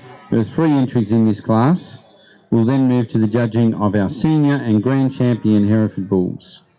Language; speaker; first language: English; native; English